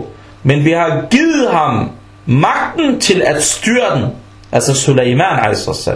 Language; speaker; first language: Danish; early bilingual, other home language; Arabic